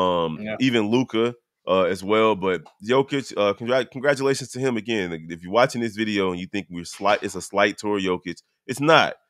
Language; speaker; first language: English; native; English